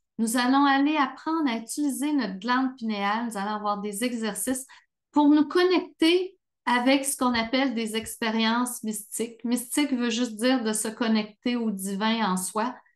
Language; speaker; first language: French; native; French